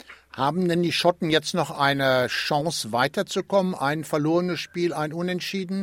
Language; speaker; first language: German; native; German